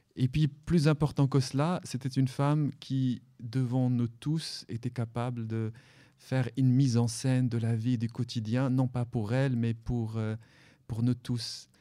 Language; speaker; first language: French; non-native, local second language; Arabic